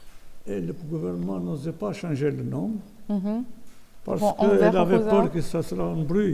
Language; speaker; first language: French; non-native, fluent; Albanian